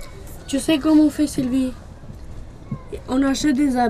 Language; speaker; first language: French; non-native, learner; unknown